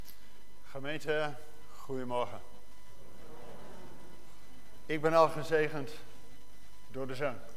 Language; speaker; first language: Dutch; native; Dutch